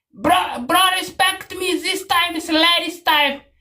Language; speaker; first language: English; non-native, learner; Oromo